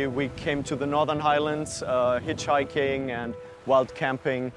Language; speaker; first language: English; non-native, fluent; German